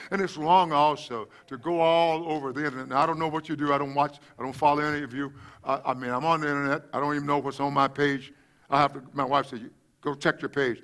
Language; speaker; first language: English; native; English